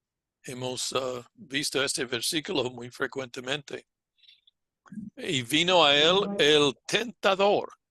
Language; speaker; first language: Spanish; non-native, fluent; English